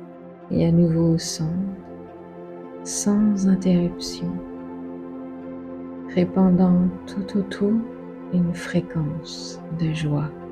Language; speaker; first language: French; native; French